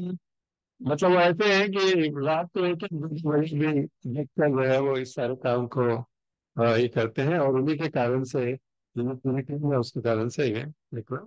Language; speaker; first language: Hindi; native; Hindi